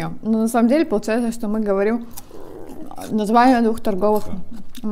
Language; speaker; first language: Russian; native; Russian